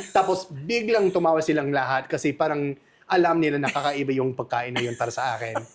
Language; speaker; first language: Filipino; non-native, fluent; English